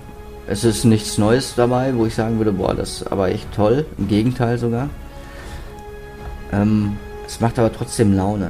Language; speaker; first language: German; native; German